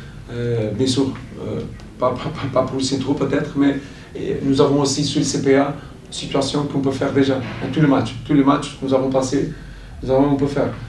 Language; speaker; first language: French; non-native, fluent; Portuguese